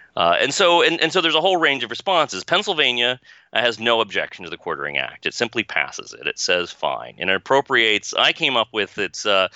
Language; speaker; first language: English; native; English